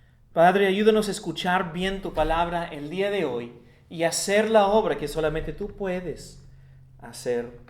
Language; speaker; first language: Spanish; non-native, fluent; English